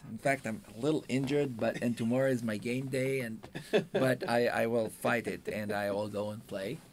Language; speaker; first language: English; non-native, fluent; Hebrew